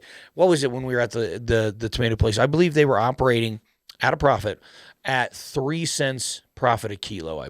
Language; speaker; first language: English; native; English